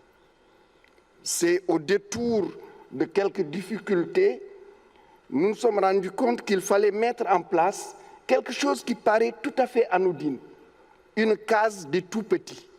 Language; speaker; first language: French; non-native, local second language; Wolof